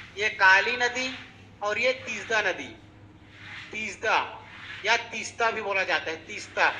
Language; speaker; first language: Hindi; native; Hindi